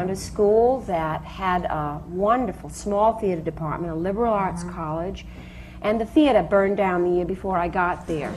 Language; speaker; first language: English; native; English